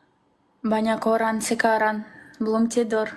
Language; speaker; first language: Indonesian; non-native, learner; Russian